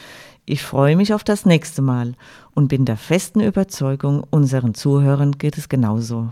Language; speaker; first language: German; native; German